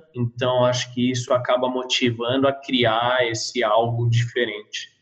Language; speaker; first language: Portuguese; early bilingual, other home language; Norwegian